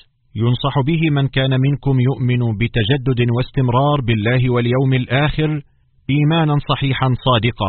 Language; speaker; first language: Arabic; native; Arabic